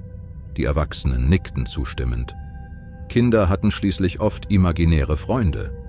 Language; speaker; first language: German; native; German